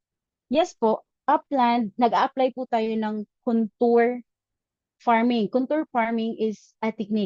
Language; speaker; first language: Filipino; native; Filipino